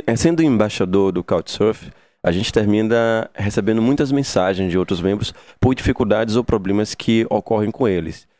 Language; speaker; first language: Portuguese; native; Portuguese